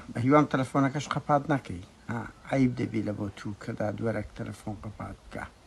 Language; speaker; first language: Central Kurdish; native; Central Kurdish